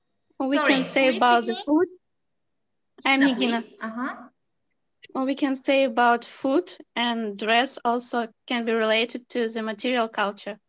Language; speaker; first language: English; non-native, learner; Uzbek